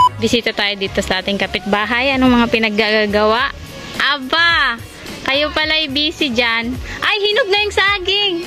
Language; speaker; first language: Filipino; non-native, local second language; Bikol